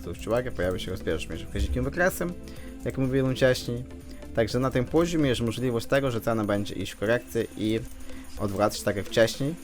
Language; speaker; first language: Polish; non-native, fluent; Ukrainian